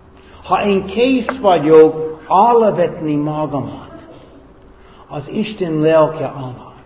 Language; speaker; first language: Hungarian; non-native, fluent; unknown